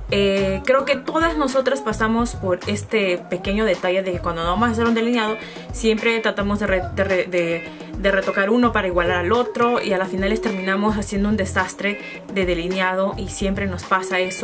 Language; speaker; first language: Spanish; native; Spanish